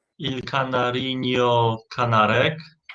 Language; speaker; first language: Italian; non-native, learner; Polish